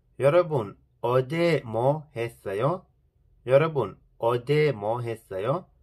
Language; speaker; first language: Korean; non-native, fluent; Sinhala